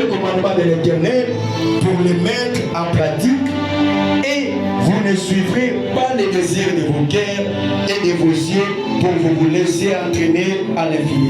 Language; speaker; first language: French; non-native, local second language; Lingala